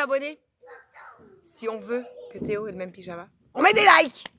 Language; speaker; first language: French; native; French